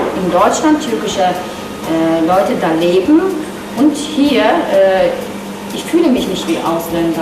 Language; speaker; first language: German; non-native, learner; Turkish